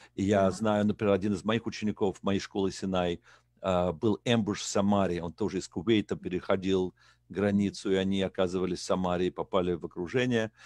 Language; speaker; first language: Russian; native; Russian